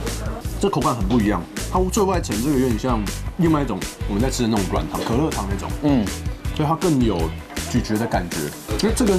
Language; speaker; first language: Chinese; native; Chinese